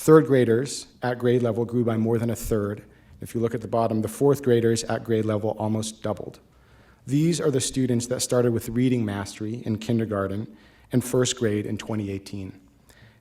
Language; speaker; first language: English; native; English